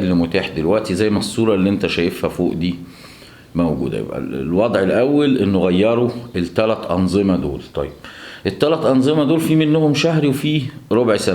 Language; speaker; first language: Arabic; native; Arabic